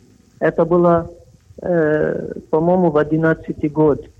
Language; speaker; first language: Russian; non-native, fluent; Arabic